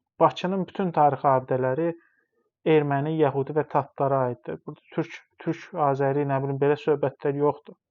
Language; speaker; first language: Azerbaijani; non-native, local second language; Talysh